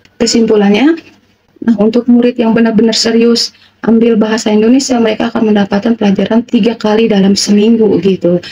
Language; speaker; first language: Indonesian; native; Indonesian